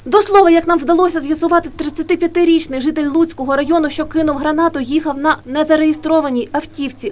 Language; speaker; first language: Ukrainian; native; Ukrainian